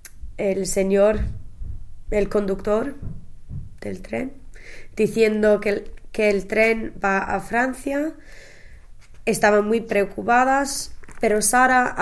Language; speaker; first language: Spanish; non-native, learner; English